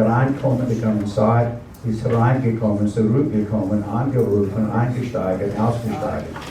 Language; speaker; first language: German; non-native, learner; English